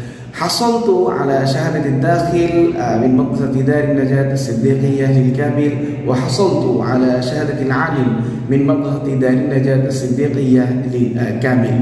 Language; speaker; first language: Arabic; non-native, fluent; Bangla